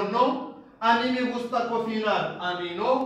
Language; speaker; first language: Spanish; non-native, fluent; Arabic